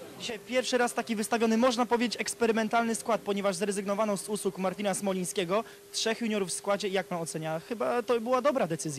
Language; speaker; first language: Polish; native; Polish